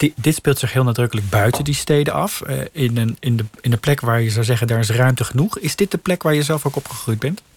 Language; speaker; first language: Dutch; native; Dutch